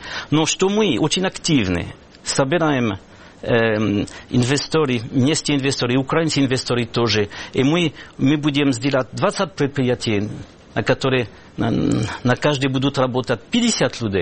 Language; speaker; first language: Russian; non-native, fluent; French